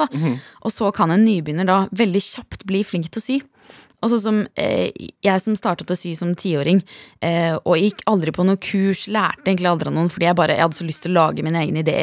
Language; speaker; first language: Norwegian; native; Norwegian